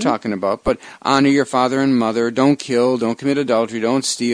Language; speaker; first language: English; native; English